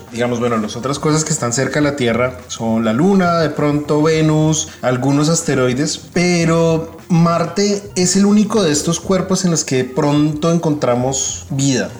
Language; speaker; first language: Spanish; native; Spanish